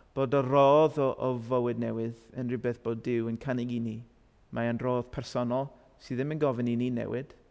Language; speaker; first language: Welsh; non-native, fluent; English